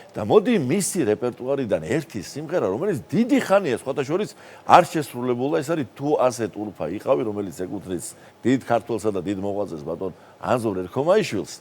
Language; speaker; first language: Georgian; native; Georgian